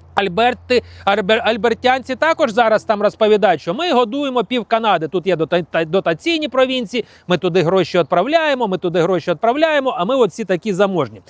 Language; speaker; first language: Ukrainian; non-native, local second language; Russian